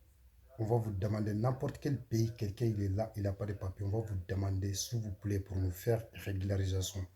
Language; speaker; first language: French; non-native, learner; Soninke